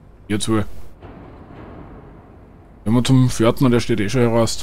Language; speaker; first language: German; native; German